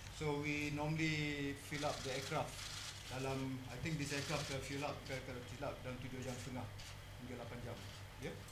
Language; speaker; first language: Malay; native; Malay